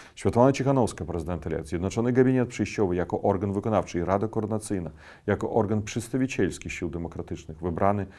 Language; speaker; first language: Polish; non-native, fluent; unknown